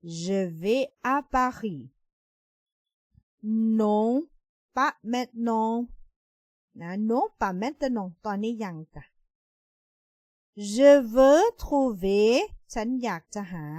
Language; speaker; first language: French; non-native, fluent; Thai